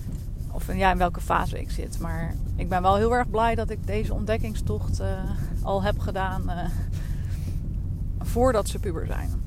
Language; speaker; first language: Dutch; native; Dutch